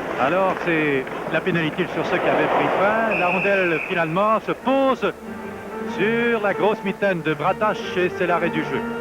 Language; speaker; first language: French; native; French